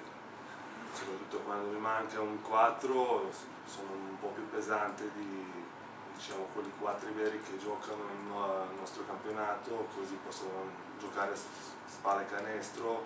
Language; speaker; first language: Italian; non-native, fluent; Slovenian